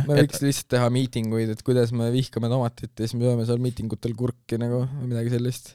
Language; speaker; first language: Estonian; native; Estonian